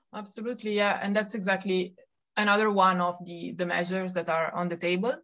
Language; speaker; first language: English; non-native, fluent; Italian